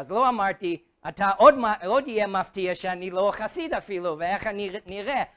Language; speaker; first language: Hebrew; non-native, fluent; English